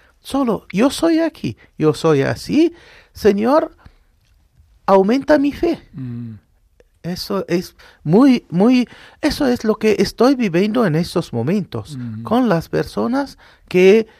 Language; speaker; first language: Spanish; non-native, fluent; Arabic